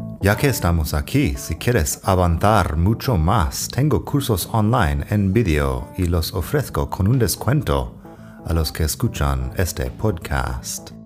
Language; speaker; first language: Spanish; non-native, fluent; English